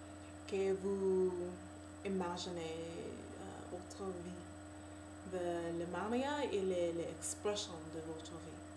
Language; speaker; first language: French; non-native, learner; English